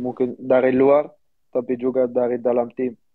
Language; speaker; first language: Indonesian; non-native, learner; Dutch